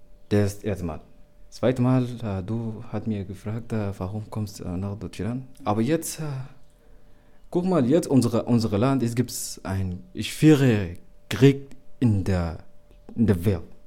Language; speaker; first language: German; non-native, learner; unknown